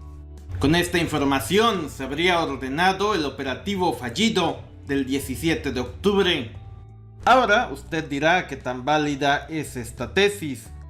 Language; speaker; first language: Spanish; native; Spanish